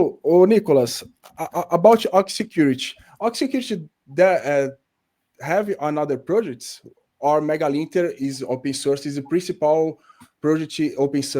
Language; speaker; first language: English; non-native, learner; Portuguese